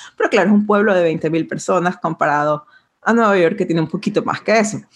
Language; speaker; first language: Spanish; native; Spanish